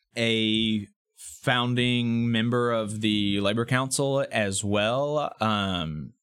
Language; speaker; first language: English; native; English